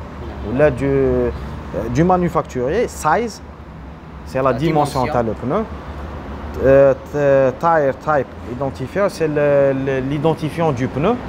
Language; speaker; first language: French; non-native, local second language; Arabic